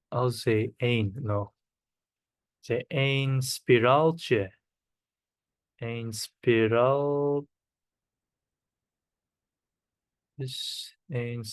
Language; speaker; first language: Dutch; non-native, learner; Korean